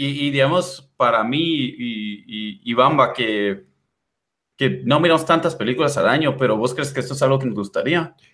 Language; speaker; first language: Spanish; native; Spanish